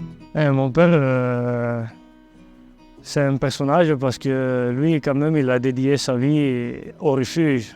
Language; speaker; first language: French; non-native, local second language; Italian